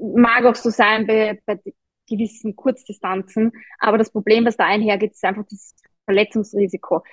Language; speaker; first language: German; native; German